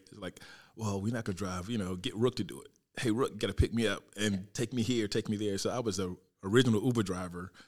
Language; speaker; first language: English; native; English